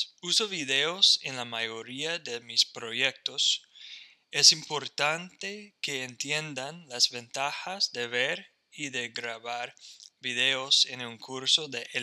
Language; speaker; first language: Spanish; non-native, fluent; English